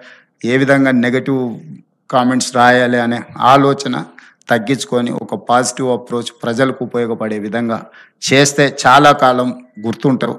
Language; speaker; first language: Telugu; native; Telugu